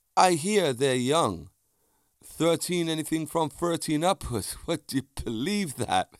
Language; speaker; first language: English; native; English